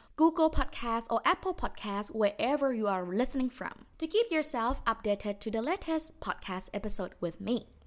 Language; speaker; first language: English; non-native, fluent; Thai